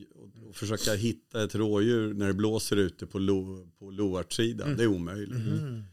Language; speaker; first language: Swedish; native; Swedish